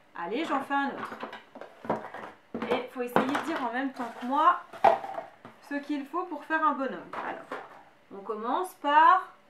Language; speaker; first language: French; native; French